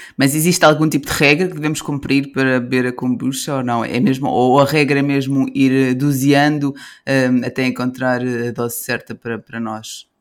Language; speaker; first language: Portuguese; native; Portuguese